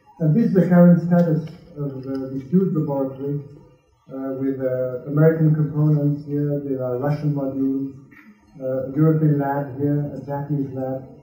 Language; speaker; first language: English; non-native, fluent; French